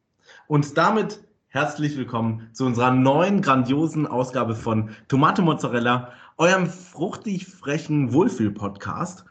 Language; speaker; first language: German; native; German